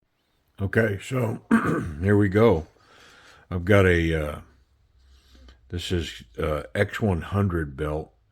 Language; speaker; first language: English; native; English